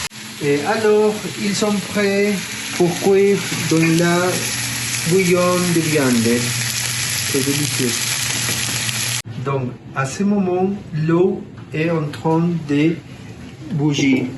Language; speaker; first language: French; non-native, learner; Spanish